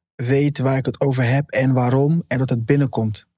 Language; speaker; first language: Dutch; early bilingual, other home language; Papiamento